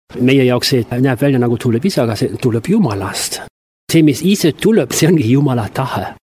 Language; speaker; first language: Estonian; non-native, fluent; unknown